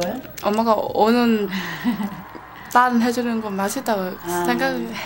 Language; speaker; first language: Korean; non-native, learner; Vietnamese